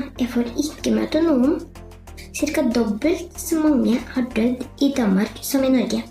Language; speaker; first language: Norwegian; early bilingual, heritage; Norwegian